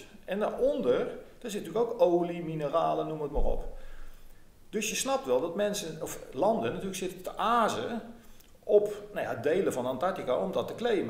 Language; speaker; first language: Dutch; native; Dutch